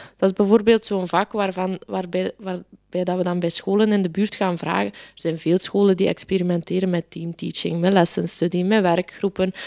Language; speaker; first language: Dutch; native; Dutch